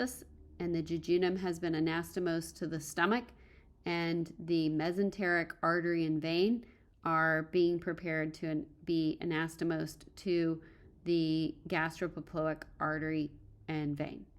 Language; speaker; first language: English; native; English